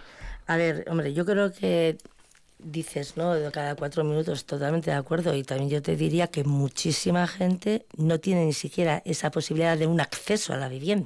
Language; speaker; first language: Spanish; native; Spanish